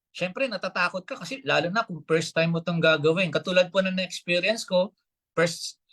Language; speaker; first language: Filipino; native; Filipino